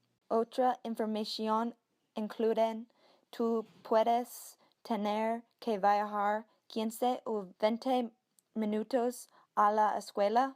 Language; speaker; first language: Spanish; non-native, learner; English